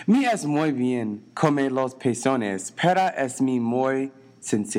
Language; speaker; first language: Spanish; non-native, learner; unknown